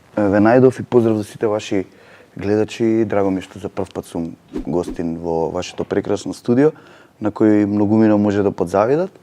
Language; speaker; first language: Macedonian; native; Macedonian